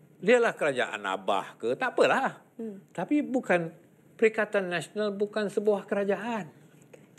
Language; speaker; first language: Malay; native; Malay